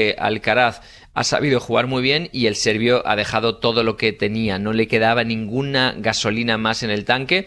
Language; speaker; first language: Spanish; native; Spanish